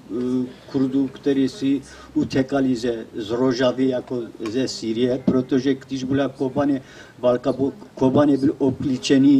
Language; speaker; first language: Czech; non-native, learner; Kurdish